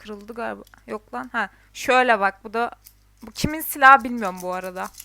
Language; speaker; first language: Turkish; native; Turkish